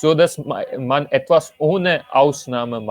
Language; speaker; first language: German; non-native, fluent; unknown